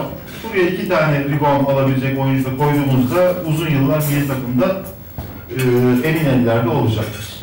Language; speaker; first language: Turkish; native; Turkish